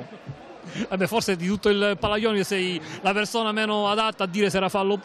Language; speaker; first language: Italian; native; Italian